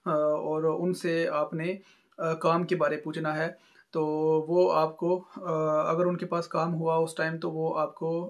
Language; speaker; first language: Urdu; non-native, local second language; Punjabi